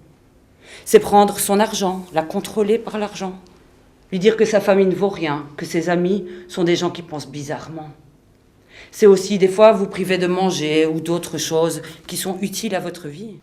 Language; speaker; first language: French; native; French